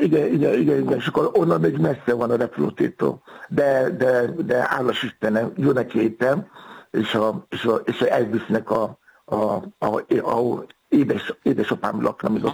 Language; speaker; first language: Hungarian; non-native, fluent; Yoruba